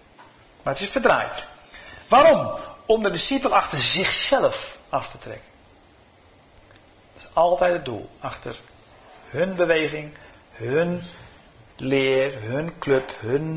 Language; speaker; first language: Dutch; native; Dutch